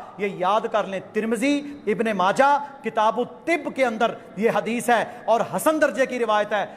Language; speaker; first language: Urdu; non-native, local second language; Punjabi